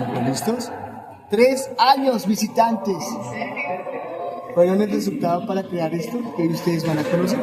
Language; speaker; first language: Spanish; native; Spanish